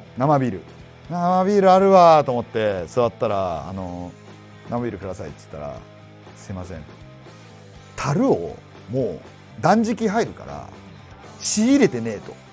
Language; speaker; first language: Japanese; native; Japanese